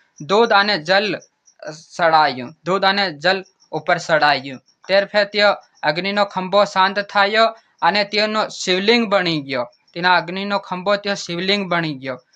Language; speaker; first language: Gujarati; non-native, local second language; Bhili